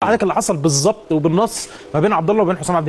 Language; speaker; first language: Arabic; native; Arabic